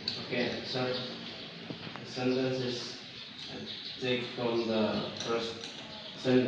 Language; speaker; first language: English; non-native, learner; Indonesian